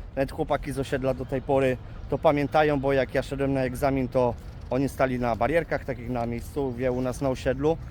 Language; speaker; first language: Polish; native; Polish